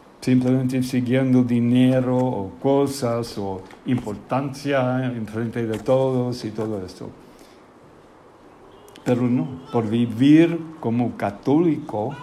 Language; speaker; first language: Spanish; non-native, fluent; English